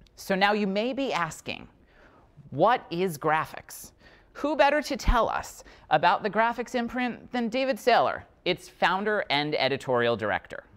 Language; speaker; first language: English; native; English